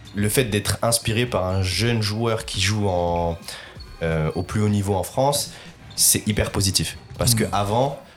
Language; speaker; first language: French; native; French